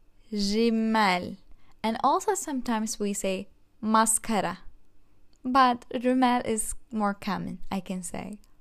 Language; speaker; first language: English; non-native, fluent; Turkish